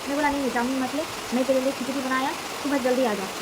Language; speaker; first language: Hindi; non-native, local second language; Bangla